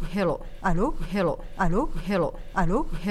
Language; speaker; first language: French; non-native, local second language; Kinyarwanda